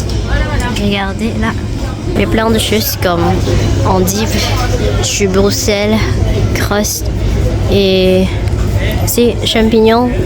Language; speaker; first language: French; non-native, learner; Indonesian